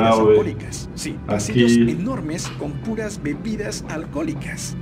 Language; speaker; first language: Spanish; native; Spanish